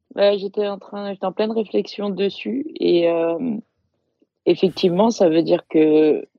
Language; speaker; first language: French; native; French